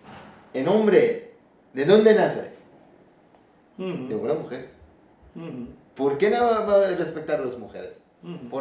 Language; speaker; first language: Spanish; non-native, learner; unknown